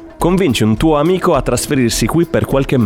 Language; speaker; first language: Italian; native; Italian